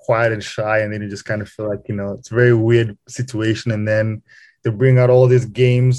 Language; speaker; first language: English; non-native, local second language; Kinyarwanda